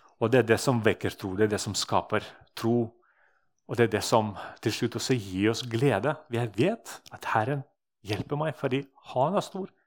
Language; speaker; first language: Norwegian; non-native, fluent; Russian